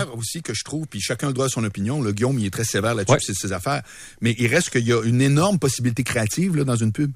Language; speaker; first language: French; native; French